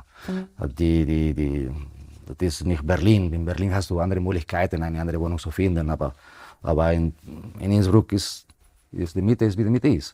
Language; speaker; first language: German; non-native, fluent; Spanish